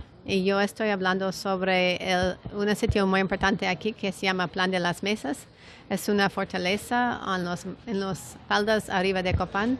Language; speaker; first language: Spanish; non-native, fluent; English